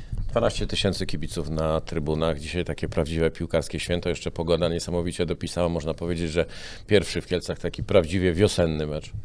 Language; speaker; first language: Polish; native; Polish